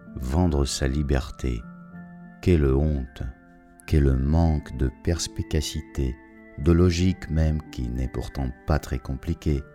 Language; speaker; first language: French; non-native, fluent; Russian